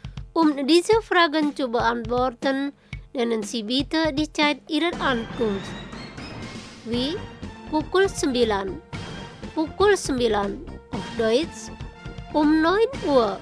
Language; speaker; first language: German; non-native, fluent; Indonesian